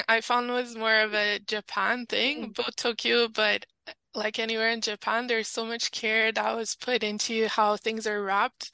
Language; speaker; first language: English; non-native, fluent; French